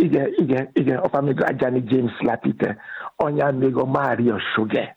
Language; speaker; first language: Hungarian; non-native, fluent; Yoruba